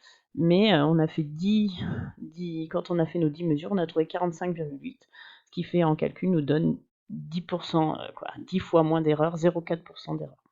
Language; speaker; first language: French; native; French